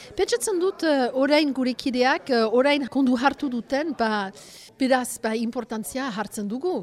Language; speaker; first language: Basque; non-native, local second language; French